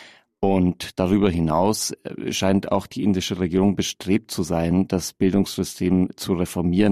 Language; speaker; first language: German; native; German